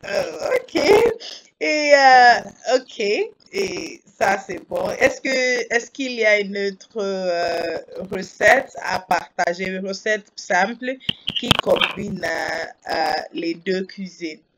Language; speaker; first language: French; non-native, fluent; English